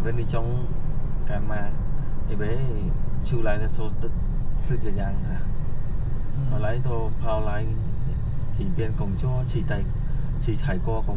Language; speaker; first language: Chinese; non-native, learner; Vietnamese